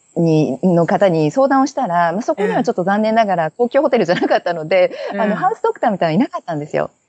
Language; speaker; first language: Japanese; native; Japanese